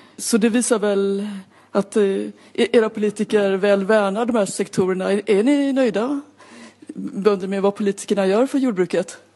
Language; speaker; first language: Swedish; native; Swedish